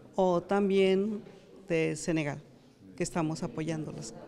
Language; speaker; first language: Spanish; native; Spanish